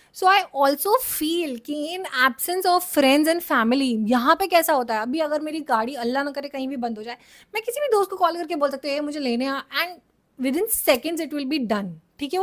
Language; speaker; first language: Hindi; native; Hindi